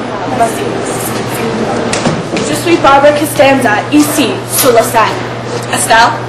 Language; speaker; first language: French; non-native, learner; English